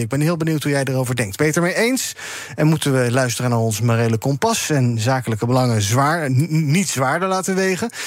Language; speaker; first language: Dutch; native; Dutch